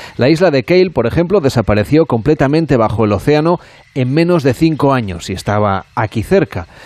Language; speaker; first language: Spanish; native; Spanish